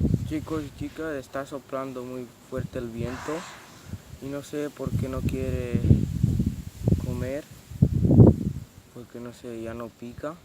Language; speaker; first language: Spanish; non-native, local second language; Catalan